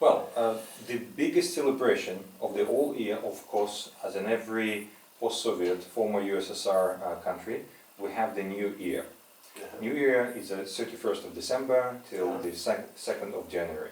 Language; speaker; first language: English; non-native, fluent; Russian